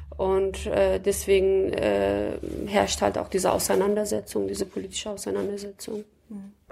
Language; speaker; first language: German; early bilingual, other home language; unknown